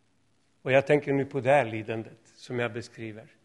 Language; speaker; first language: Swedish; non-native, fluent; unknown